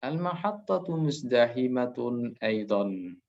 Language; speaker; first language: Arabic; non-native, fluent; Indonesian